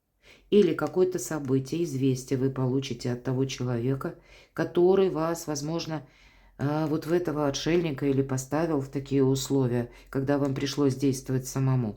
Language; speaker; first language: Russian; native; Russian